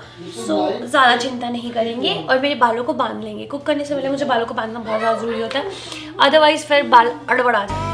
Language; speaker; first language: Hindi; native; Hindi